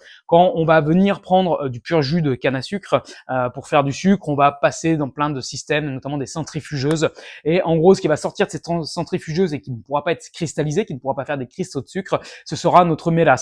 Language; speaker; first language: French; native; French